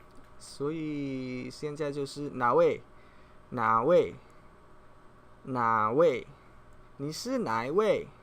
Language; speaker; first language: Chinese; non-native, fluent; Indonesian